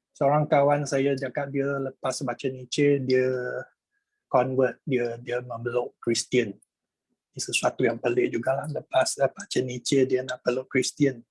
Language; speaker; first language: Malay; non-native, local second language; Chinese